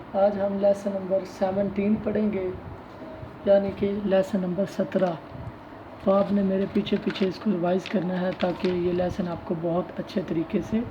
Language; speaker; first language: Urdu; native; Urdu